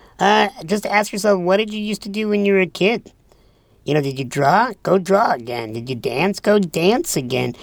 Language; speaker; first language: English; native; English